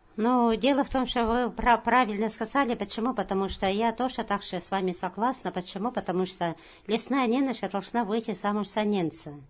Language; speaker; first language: Russian; non-native, local second language; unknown